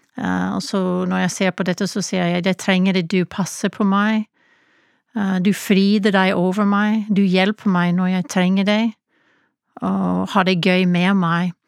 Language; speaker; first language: Norwegian; non-native, fluent; English